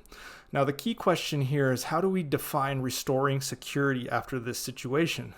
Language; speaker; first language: English; native; English